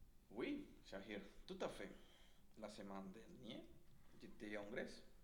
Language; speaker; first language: French; non-native, fluent; Spanish